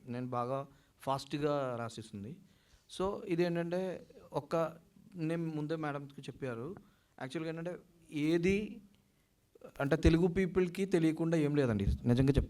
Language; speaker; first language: Telugu; non-native, learner; Malayalam